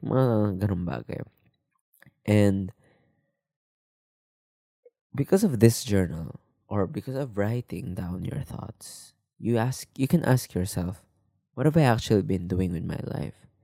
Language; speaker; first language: English; non-native, local second language; Filipino